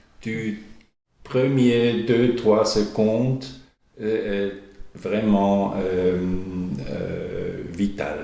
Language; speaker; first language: French; non-native, learner; German